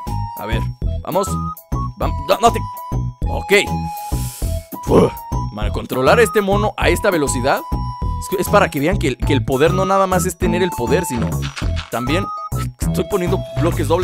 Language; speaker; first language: Spanish; native; Spanish